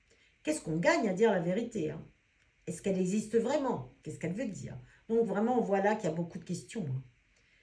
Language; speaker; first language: French; native; French